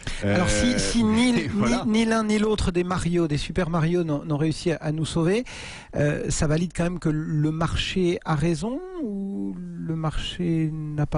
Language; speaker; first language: French; native; French